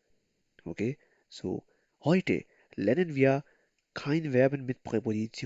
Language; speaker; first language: German; non-native, learner; Urdu